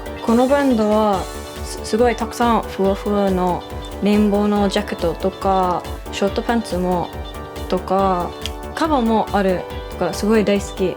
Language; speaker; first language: Japanese; non-native, learner; English